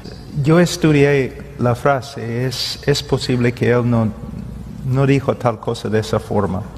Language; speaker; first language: Spanish; non-native, learner; English